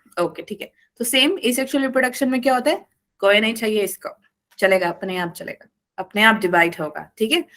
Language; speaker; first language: Hindi; non-native, local second language; Malayalam